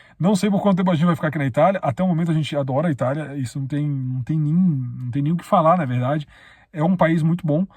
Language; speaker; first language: Portuguese; native; Portuguese